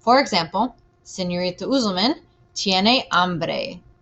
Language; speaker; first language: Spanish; non-native, fluent; English